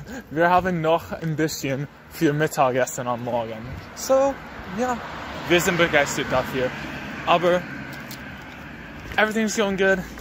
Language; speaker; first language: German; non-native, learner; English